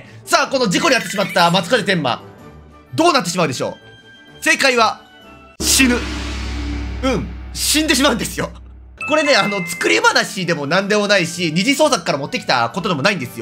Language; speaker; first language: Japanese; native; Japanese